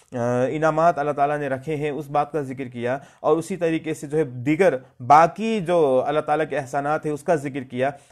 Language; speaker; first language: Hindi; native; Hindi